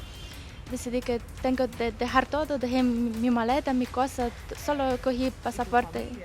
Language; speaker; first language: Spanish; non-native, fluent; Ukrainian